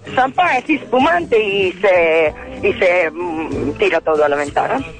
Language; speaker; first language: Spanish; non-native, fluent; Italian